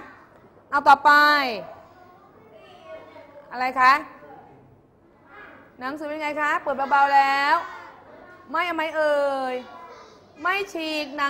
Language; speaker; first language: Thai; native; Thai